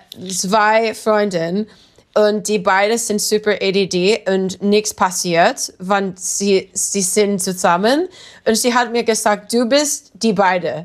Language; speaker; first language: German; non-native, learner; English